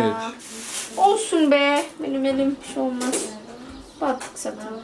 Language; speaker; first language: Turkish; non-native, learner; Indonesian